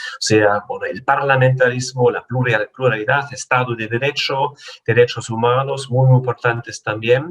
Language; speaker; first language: Spanish; non-native, fluent; German